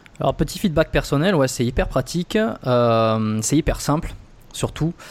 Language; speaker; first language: French; native; French